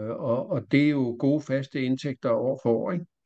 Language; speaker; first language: Danish; native; Danish